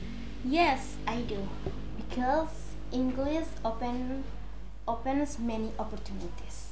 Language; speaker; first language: English; non-native, local second language; Indonesian